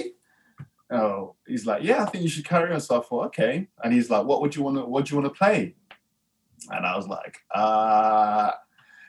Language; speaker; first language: English; native; English